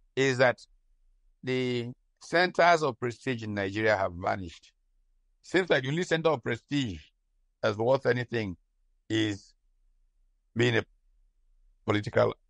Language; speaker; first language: English; non-native, local second language; Hausa